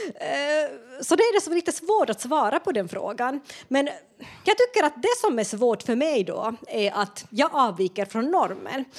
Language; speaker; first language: Swedish; non-native, local second language; Finnish